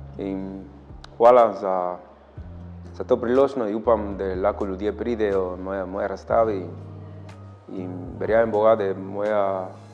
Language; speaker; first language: Slovenian; non-native, learner; Spanish